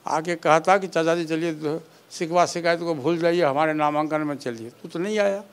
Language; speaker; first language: Hindi; native; Hindi